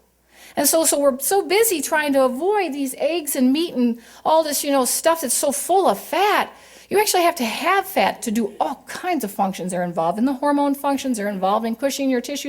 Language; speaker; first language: English; native; English